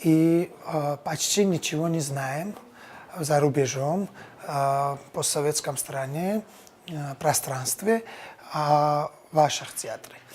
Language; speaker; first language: Russian; non-native, fluent; Georgian